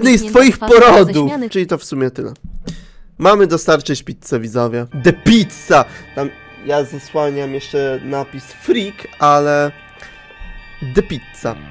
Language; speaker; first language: Polish; native; Polish